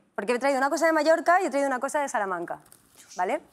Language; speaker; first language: Spanish; native; Spanish